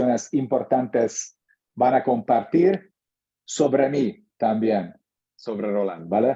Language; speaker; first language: Spanish; non-native, learner; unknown